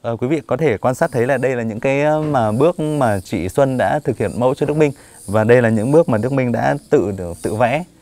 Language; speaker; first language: Vietnamese; native; Vietnamese